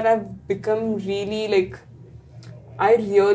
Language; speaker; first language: English; non-native, local second language; Marathi